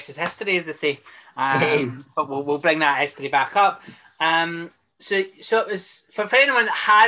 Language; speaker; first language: English; native; English